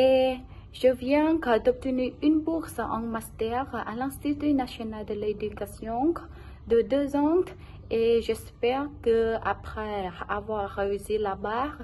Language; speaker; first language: French; non-native, local second language; Khmer